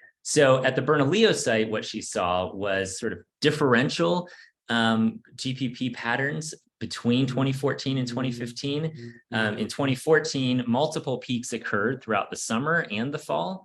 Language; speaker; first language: English; native; English